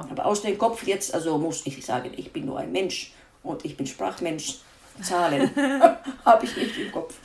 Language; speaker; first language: German; non-native, fluent; Finnish